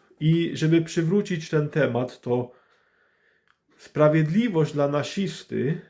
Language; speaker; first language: Polish; early bilingual, heritage; English